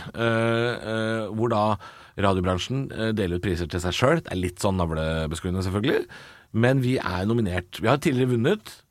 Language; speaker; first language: Norwegian; native; Norwegian